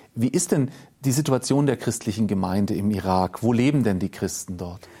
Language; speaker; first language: German; native; German